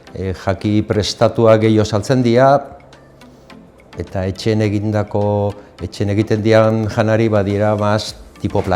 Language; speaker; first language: Basque; non-native, local second language; Spanish